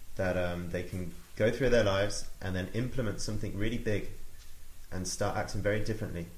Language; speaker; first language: English; native; English